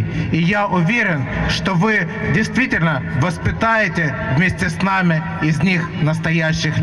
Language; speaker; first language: Russian; native; Russian